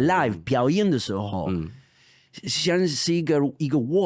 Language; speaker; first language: Chinese; non-native, fluent; Spanish